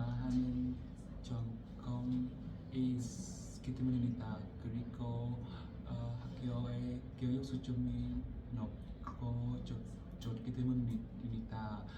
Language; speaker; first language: Korean; non-native, learner; Vietnamese